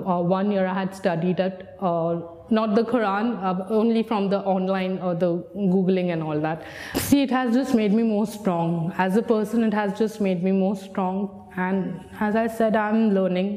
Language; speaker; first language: English; non-native, local second language; Hindi